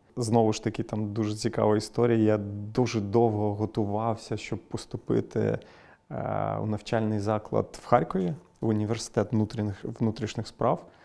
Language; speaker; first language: Ukrainian; non-native, local second language; Crimean Tatar